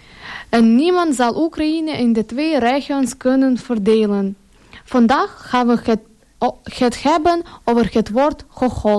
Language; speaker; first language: Dutch; non-native, learner; Ukrainian